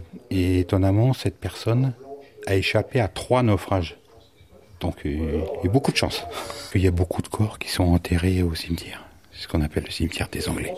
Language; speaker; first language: French; native; French